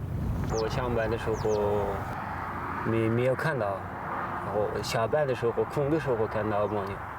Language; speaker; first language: Chinese; non-native, local second language; Kyrgyz